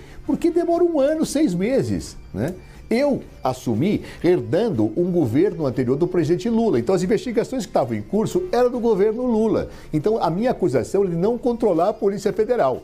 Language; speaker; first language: Portuguese; native; Portuguese